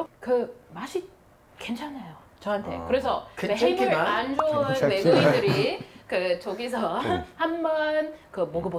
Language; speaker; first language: Korean; non-native, learner; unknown